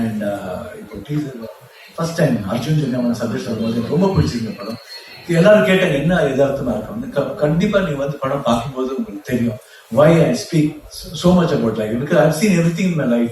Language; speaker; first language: Tamil; non-native, local second language; Kannada